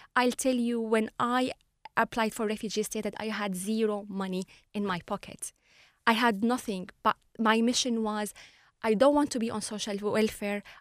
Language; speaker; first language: English; non-native, fluent; Arabic